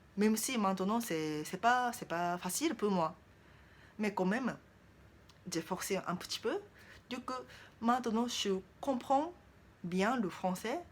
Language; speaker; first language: French; non-native, learner; Japanese